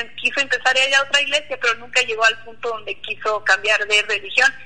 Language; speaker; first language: Spanish; non-native, local second language; Plautdietsch